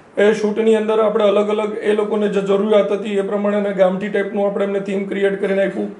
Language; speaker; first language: Gujarati; native; Gujarati